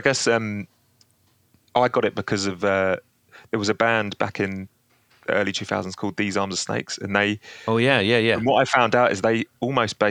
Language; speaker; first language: English; native; English